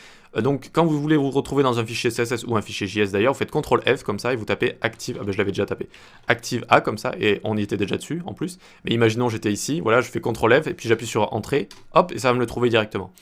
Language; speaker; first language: French; native; French